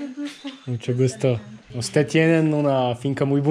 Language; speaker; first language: Spanish; non-native, learner; Bulgarian